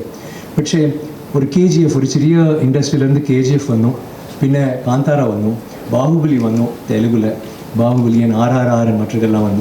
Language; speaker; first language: Malayalam; non-native, local second language; Tamil